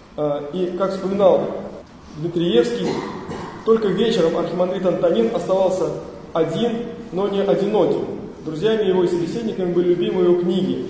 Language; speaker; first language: Russian; native; Russian